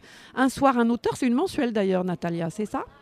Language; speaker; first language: French; native; French